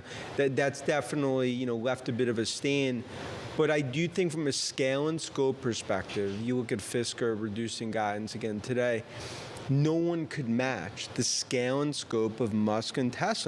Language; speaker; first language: English; native; English